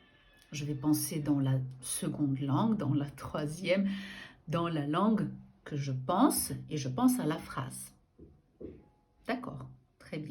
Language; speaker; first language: French; non-native, fluent; Portuguese